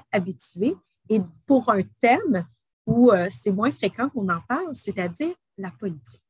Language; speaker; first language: French; native; French